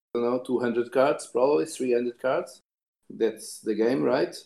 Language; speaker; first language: English; non-native, fluent; Portuguese